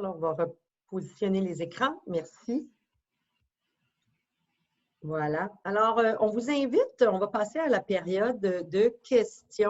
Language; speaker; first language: French; native; French